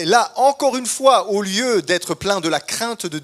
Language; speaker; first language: French; native; French